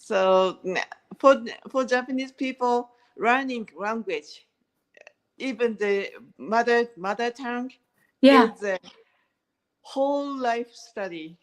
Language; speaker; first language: English; non-native, learner; Japanese